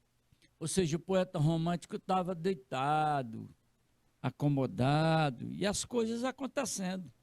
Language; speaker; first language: Portuguese; native; Portuguese